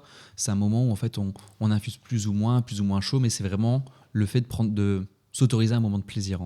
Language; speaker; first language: French; native; French